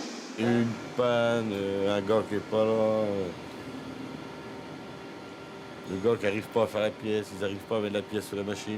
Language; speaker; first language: French; native; French